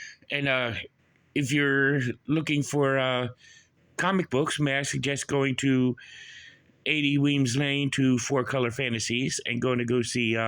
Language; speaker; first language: English; native; English